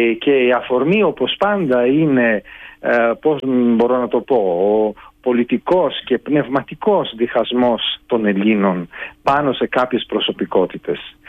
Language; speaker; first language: Greek; non-native, fluent; Italian